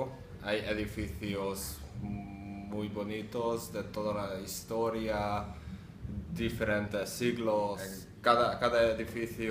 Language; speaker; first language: Spanish; non-native, learner; Hungarian